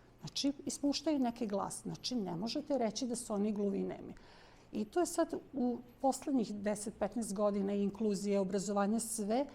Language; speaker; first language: Bosnian; non-native, local second language; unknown